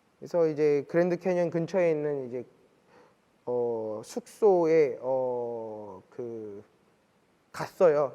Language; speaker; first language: Korean; early bilingual, heritage; Korean